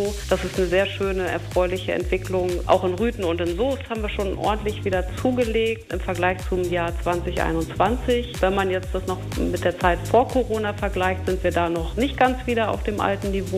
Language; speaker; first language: German; native; German